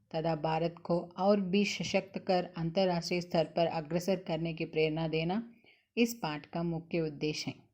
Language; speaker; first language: Hindi; non-native, local second language; Telugu